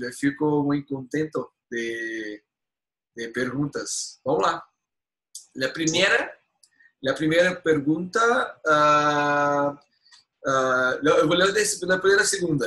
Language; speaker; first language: Spanish; non-native, learner; Portuguese